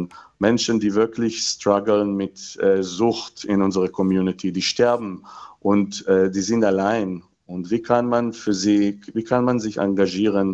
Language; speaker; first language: German; non-native, fluent; Hebrew